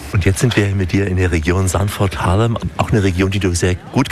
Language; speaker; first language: German; native; German